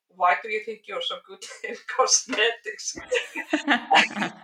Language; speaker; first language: English; non-native, fluent; Icelandic